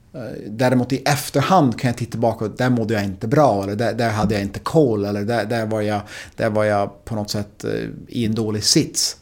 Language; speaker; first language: Swedish; non-native, fluent; English